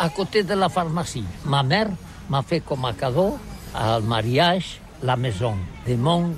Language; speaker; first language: French; non-native, learner; Catalan